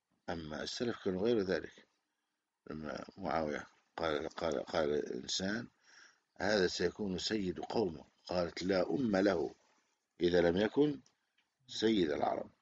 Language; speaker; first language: Arabic; native; Arabic